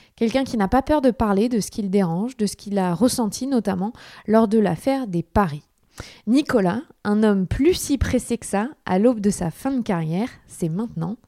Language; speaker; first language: French; native; French